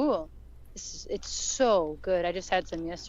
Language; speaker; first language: English; native; English